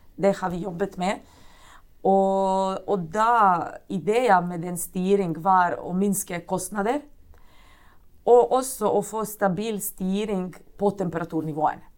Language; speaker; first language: Norwegian; non-native, fluent; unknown